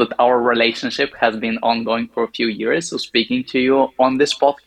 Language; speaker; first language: English; non-native, fluent; Bulgarian